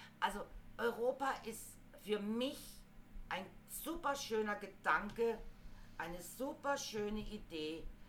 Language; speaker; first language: German; native; German